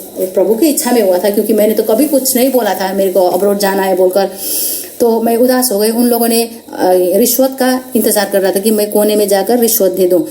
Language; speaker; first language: Hindi; non-native, local second language; Nepali